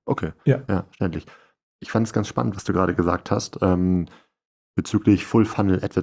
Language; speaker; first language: German; native; German